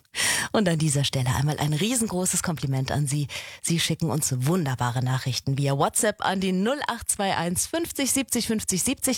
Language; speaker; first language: German; native; German